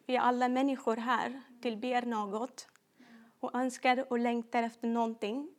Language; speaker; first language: Swedish; non-native, fluent; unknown